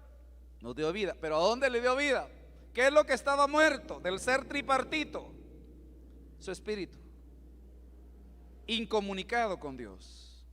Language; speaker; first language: Spanish; native; Spanish